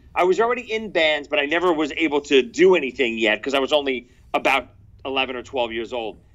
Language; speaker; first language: English; native; English